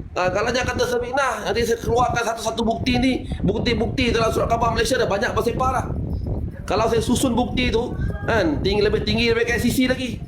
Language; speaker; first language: Malay; native; Malay